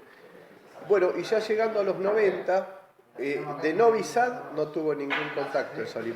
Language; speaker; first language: Spanish; native; Spanish